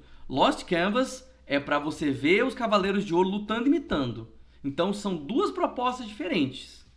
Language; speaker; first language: Portuguese; native; Portuguese